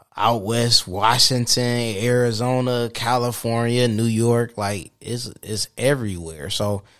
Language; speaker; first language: English; native; English